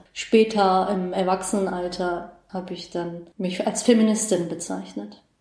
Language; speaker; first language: German; early bilingual, other home language; Kurdish